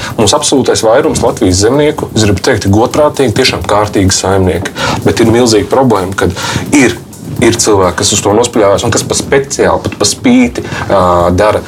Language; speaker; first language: Latvian; native; Latvian